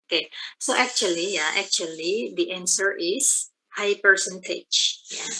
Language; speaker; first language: English; non-native, fluent; Indonesian